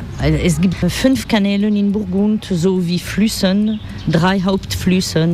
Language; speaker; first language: German; non-native, fluent; French